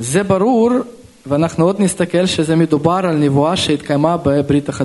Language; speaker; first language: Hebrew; non-native, local second language; Russian